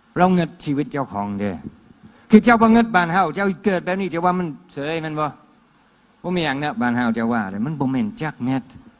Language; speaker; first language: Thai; non-native, fluent; English